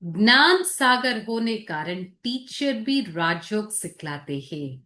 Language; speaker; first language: Hindi; non-native, local second language; Telugu